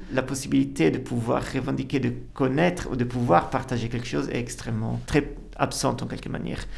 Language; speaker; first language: French; non-native, fluent; Italian